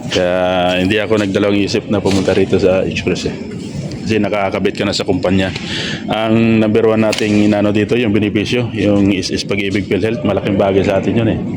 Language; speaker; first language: Filipino; native; Filipino